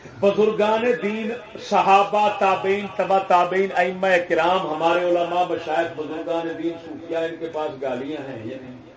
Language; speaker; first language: Urdu; non-native, local second language; Punjabi